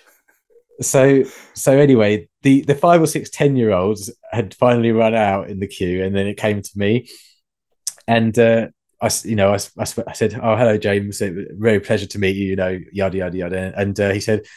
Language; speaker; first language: English; native; English